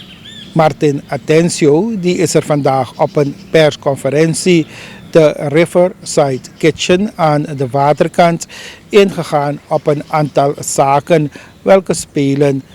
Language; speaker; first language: Dutch; native; Dutch